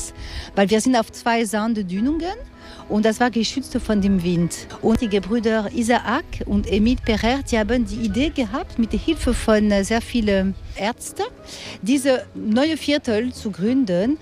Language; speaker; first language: German; non-native, fluent; French